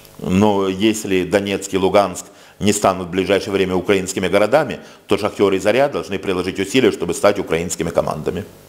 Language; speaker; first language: Russian; native; Russian